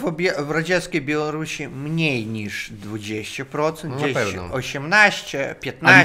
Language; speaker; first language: Polish; non-native, fluent; Russian